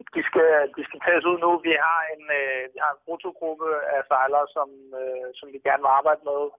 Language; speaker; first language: Danish; native; Danish